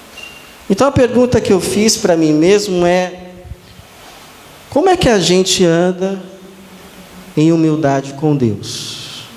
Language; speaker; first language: Portuguese; native; Portuguese